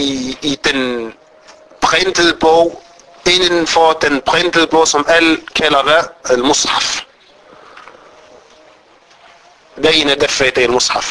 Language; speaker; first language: Danish; non-native, fluent; Arabic